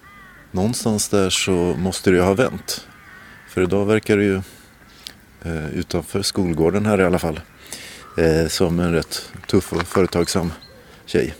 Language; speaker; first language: Swedish; native; Swedish